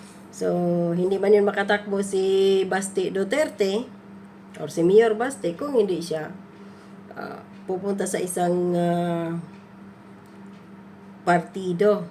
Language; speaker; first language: Filipino; non-native, local second language; Cebuano